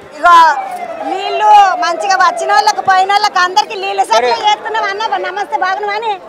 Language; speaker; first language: Telugu; native; Telugu